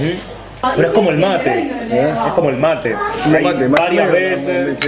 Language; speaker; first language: Spanish; native; Spanish